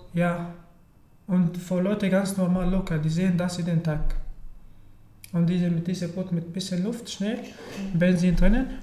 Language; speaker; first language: German; non-native, learner; Arabic